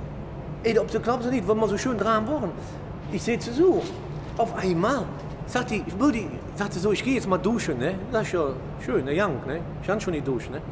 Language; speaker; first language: German; native; German